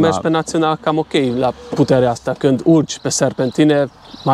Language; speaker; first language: Romanian; non-native, local second language; Hungarian